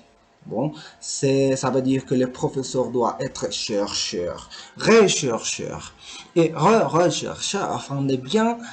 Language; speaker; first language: French; non-native, learner; Spanish